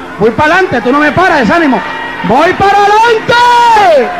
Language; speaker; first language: Spanish; native; Spanish